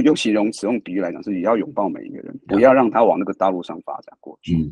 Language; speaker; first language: Chinese; native; Chinese